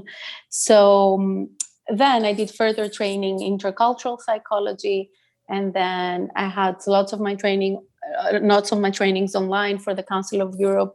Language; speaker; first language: English; non-native, fluent; Greek